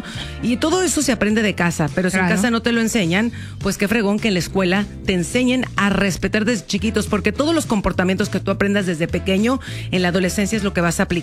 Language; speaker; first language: Spanish; native; Spanish